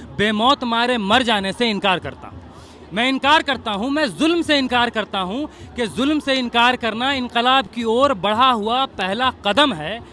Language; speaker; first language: Urdu; native; Urdu